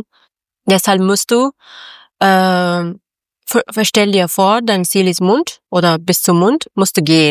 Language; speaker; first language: German; non-native, learner; Persian